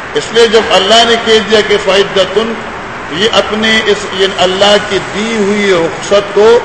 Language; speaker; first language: Urdu; non-native, local second language; Pashto